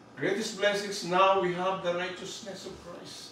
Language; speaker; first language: English; non-native, local second language; Filipino